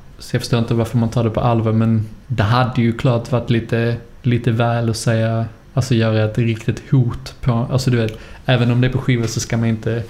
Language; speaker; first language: Swedish; native; Swedish